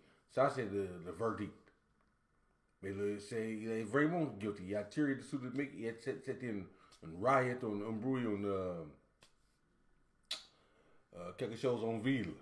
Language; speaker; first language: French; non-native, learner; English